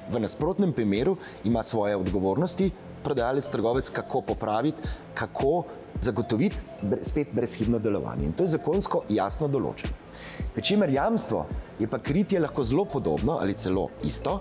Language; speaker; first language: Slovenian; native; Slovenian